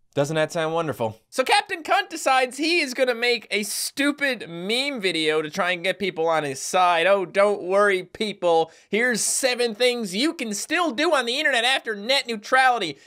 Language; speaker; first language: English; native; English